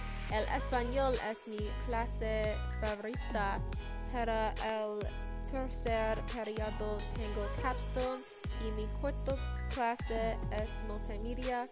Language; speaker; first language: Spanish; non-native, learner; English